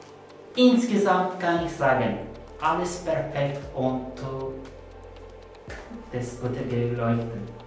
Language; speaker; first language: German; non-native, learner; Turkish